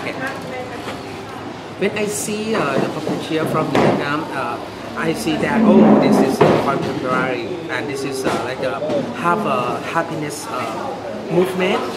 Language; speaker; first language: English; non-native, learner; Thai